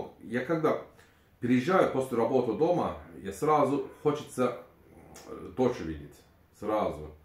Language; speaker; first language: Russian; non-native, learner; Turkish